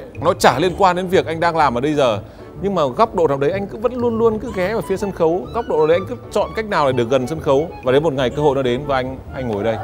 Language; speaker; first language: Vietnamese; native; Vietnamese